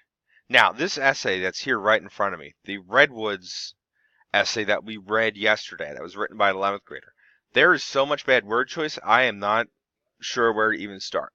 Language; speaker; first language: English; native; English